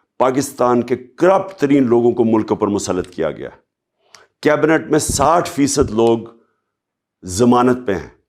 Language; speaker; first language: Urdu; native; Urdu